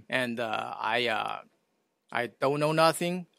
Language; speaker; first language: English; non-native, fluent; Chinese